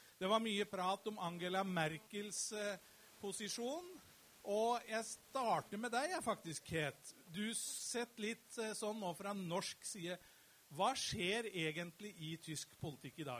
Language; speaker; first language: Norwegian; native; Norwegian